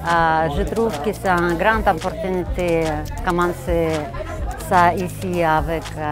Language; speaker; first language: French; non-native, fluent; Russian